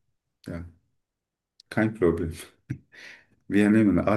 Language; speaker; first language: German; non-native, learner; Turkish